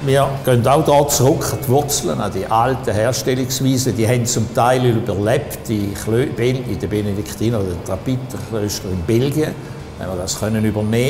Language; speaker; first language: German; native; German